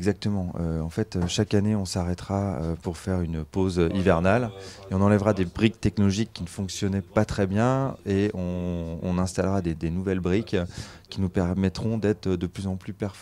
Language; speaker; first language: French; native; French